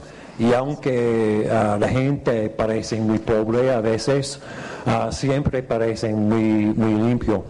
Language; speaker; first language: Spanish; non-native, fluent; English